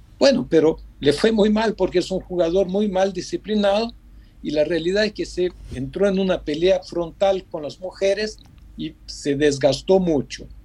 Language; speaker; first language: Spanish; non-native, fluent; Portuguese